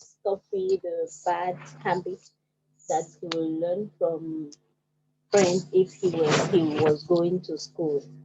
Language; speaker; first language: English; non-native, fluent; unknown